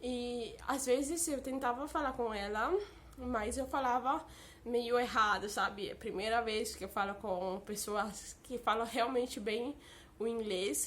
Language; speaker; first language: Portuguese; early bilingual, heritage; Portuguese